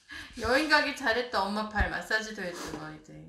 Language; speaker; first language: Korean; native; Korean